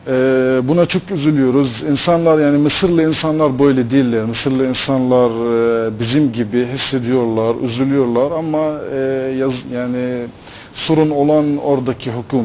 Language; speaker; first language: Turkish; non-native, fluent; Arabic